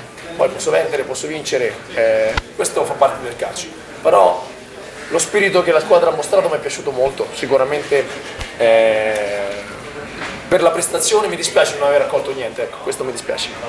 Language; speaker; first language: Italian; native; Italian